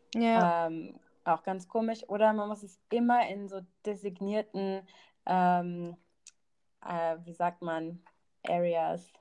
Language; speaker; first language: German; non-native, local second language; Thai